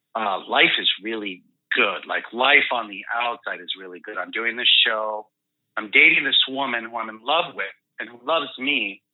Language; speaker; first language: English; early bilingual, other home language; Spanish